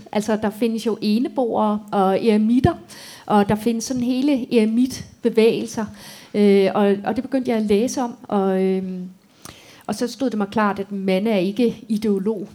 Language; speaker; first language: Danish; native; Danish